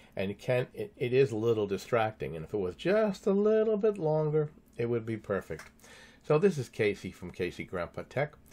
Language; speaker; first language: English; native; English